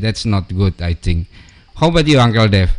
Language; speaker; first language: English; non-native, learner; Indonesian